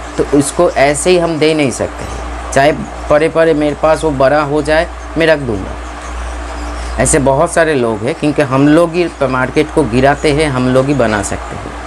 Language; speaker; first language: Hindi; non-native, local second language; Bangla